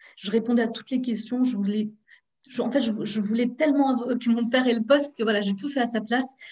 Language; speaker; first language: French; early bilingual, other home language; Turkish